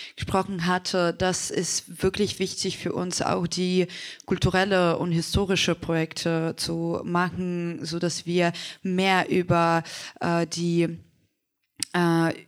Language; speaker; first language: German; non-native, fluent; Ukrainian